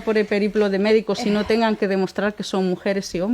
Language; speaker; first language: Spanish; native; Spanish